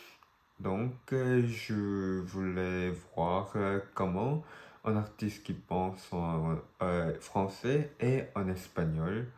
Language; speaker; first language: French; non-native, learner; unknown